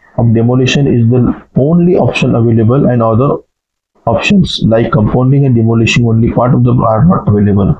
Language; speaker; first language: English; non-native, local second language; Marathi